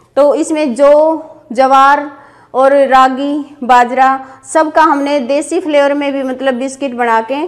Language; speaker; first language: Hindi; native; Hindi